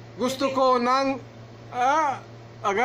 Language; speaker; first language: Filipino; non-native, learner; Arabic